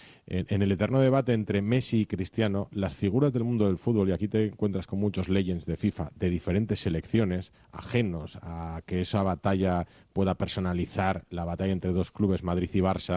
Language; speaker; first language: Spanish; native; Spanish